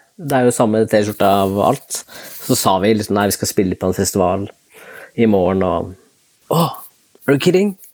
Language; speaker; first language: Norwegian; early bilingual, other home language; Spanish